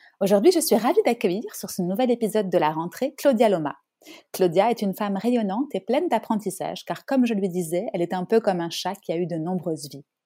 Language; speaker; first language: French; native; French